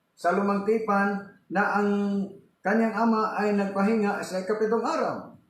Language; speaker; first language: Filipino; non-native, local second language; Cebuano